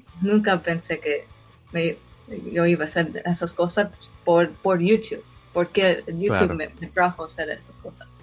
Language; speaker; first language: Spanish; early bilingual, heritage; Spanish